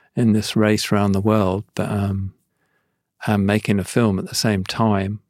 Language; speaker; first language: English; native; English